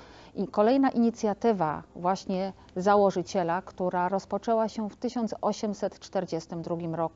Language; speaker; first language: Polish; native; Polish